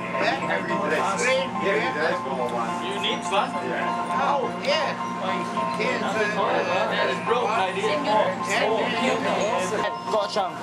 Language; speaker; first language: English; non-native, learner; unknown